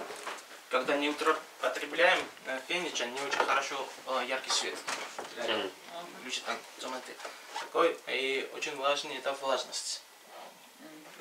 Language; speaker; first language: Russian; non-native, learner; Georgian